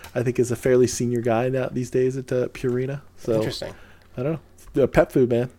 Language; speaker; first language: English; early bilingual, other home language; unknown